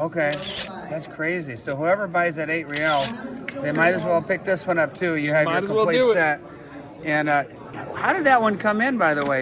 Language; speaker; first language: English; native; English